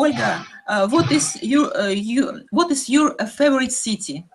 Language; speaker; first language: English; non-native, learner; Russian